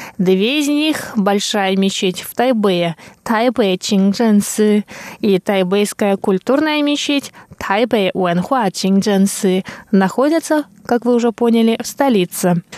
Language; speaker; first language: Russian; non-native, local second language; Tuvinian